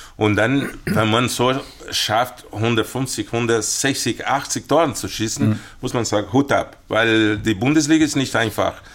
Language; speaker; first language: German; non-native, fluent; Portuguese